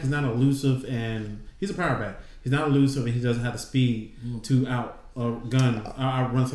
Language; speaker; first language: English; native; English